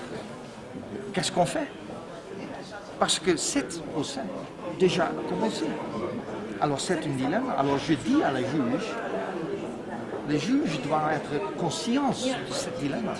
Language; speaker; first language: French; non-native, fluent; Dutch